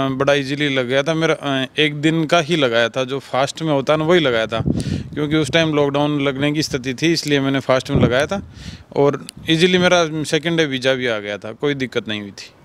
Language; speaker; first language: Hindi; non-native, local second language; Punjabi